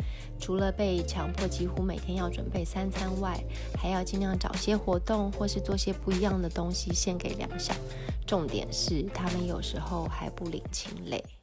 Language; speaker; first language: Chinese; native; Chinese